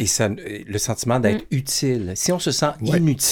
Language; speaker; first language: French; native; French